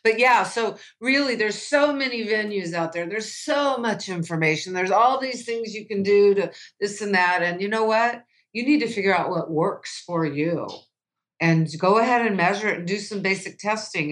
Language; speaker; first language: English; native; English